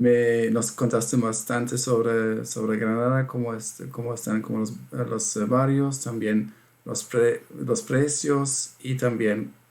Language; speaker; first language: Spanish; non-native, fluent; German